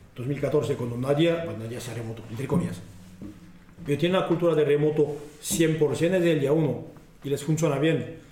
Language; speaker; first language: Spanish; non-native, fluent; French